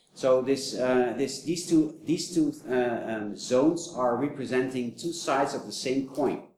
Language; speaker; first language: English; non-native, fluent; Dutch